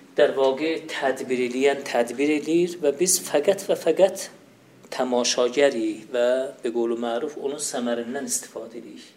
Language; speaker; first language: Persian; non-native, local second language; Azerbaijani